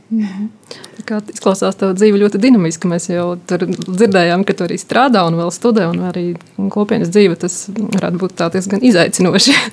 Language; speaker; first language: Latvian; native; Latvian